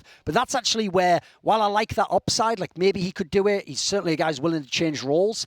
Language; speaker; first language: English; native; English